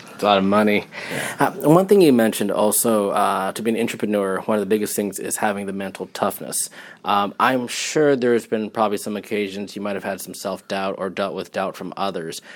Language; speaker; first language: English; native; English